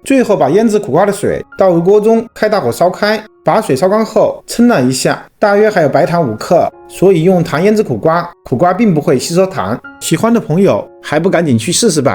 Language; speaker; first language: Chinese; native; Chinese